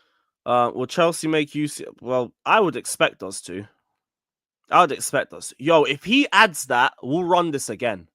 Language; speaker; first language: English; native; English